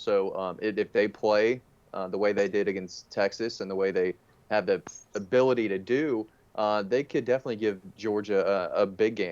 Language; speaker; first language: English; native; English